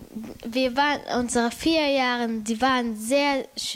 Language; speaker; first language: German; early bilingual, other home language; Arabic